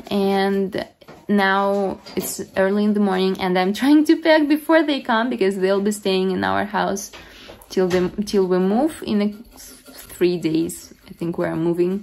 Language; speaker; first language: English; non-native, fluent; Russian